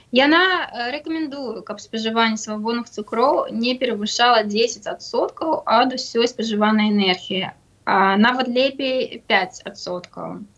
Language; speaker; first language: Belarusian; non-native, local second language; Russian